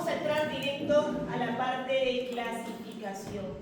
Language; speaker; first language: Spanish; native; Spanish